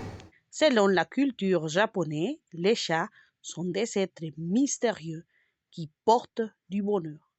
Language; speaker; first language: French; non-native, learner; Spanish